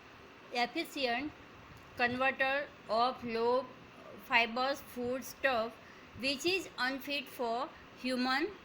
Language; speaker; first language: English; non-native, local second language; Hindi